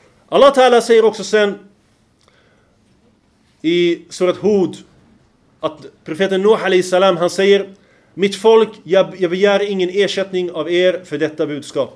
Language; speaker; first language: Swedish; non-native, fluent; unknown